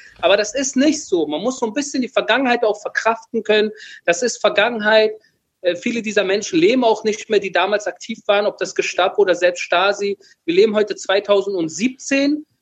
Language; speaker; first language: German; early bilingual, other home language; Persian